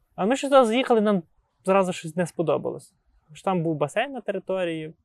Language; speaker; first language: Ukrainian; native; Ukrainian